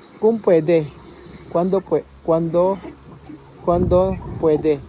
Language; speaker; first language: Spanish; non-native, learner; Filipino